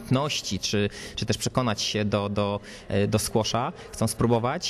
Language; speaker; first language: Polish; native; Polish